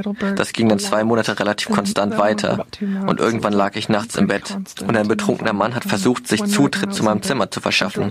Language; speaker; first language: German; non-native, fluent; English